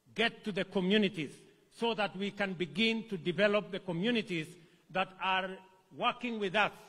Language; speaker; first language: English; non-native, local second language; Kalenjin